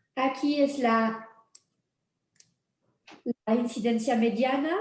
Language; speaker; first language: Spanish; non-native, fluent; French